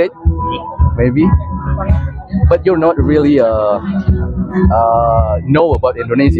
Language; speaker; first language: English; non-native, fluent; Indonesian